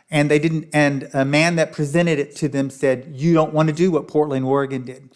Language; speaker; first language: English; native; English